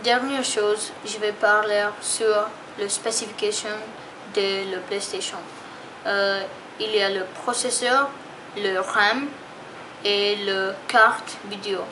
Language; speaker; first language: French; non-native, learner; English